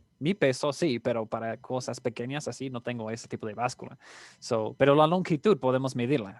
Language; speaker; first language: Spanish; non-native, fluent; English